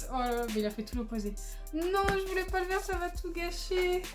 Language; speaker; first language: French; native; French